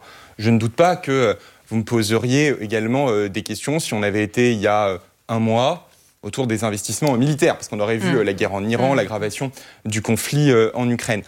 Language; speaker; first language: French; native; French